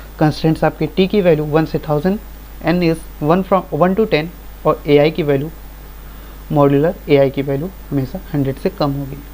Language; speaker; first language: Hindi; native; Hindi